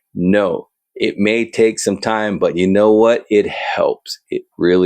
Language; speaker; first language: English; native; English